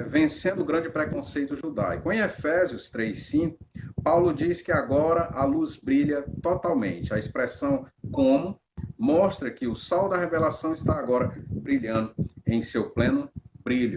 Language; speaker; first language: Portuguese; native; Portuguese